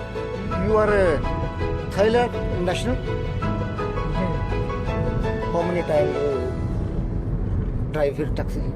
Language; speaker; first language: English; non-native, learner; Urdu